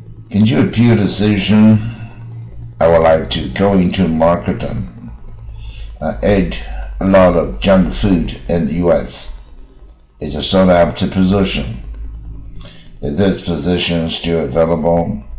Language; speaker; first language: English; non-native, fluent; Chinese